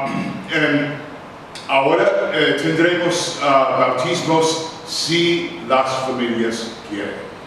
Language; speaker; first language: Spanish; non-native, learner; English